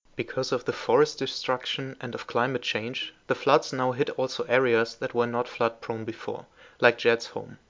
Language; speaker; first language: English; non-native, fluent; German